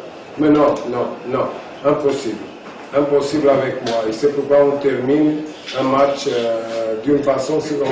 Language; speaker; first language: French; non-native, fluent; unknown